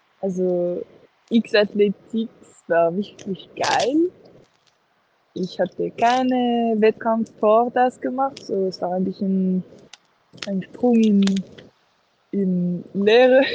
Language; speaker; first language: German; non-native, local second language; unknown